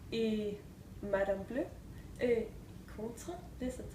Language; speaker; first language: French; non-native, learner; Danish